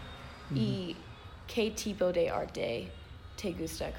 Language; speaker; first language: Spanish; non-native, learner; English